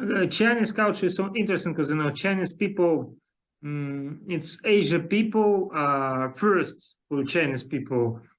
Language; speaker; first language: English; non-native, learner; Russian